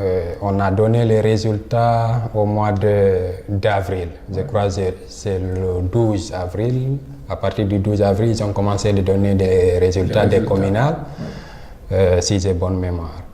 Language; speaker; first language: French; non-native, local second language; Fula